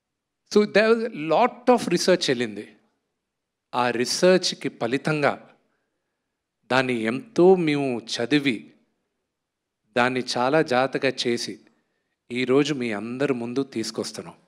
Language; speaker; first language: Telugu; native; Telugu